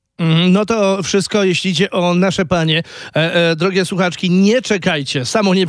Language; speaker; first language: Polish; native; Polish